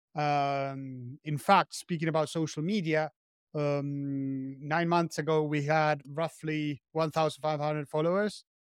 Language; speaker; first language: English; non-native, fluent; Spanish